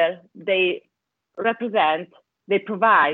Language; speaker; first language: English; non-native, fluent; Italian